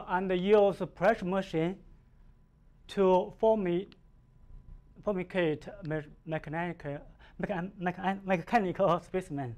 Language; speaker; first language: English; non-native, learner; Chinese